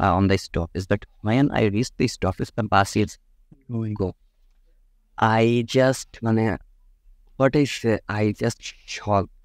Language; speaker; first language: English; non-native, local second language; Bangla